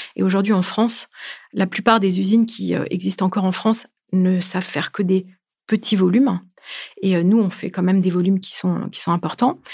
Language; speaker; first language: French; native; French